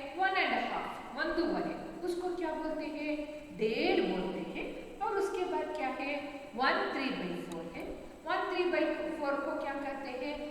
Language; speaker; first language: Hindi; non-native, local second language; Kannada